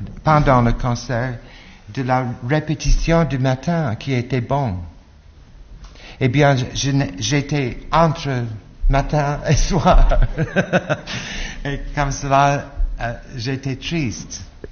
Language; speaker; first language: French; non-native, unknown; English